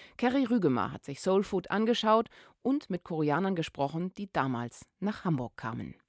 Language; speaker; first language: German; native; German